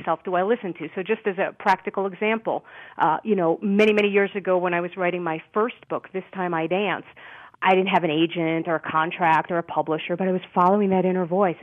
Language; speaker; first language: English; native; English